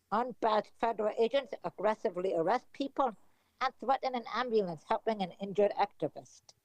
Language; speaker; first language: English; native; English